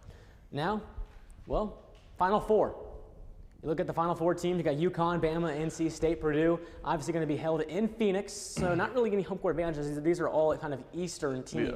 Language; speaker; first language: English; native; English